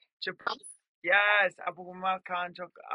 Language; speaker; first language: Indonesian; non-native, learner; English